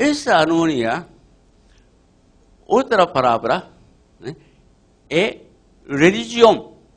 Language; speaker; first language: Portuguese; non-native, learner; Japanese